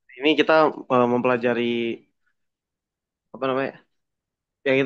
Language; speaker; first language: Indonesian; native; Indonesian